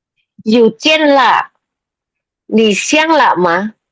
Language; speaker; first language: Chinese; non-native, learner; Indonesian